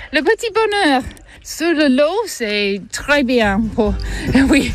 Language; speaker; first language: French; non-native, fluent; English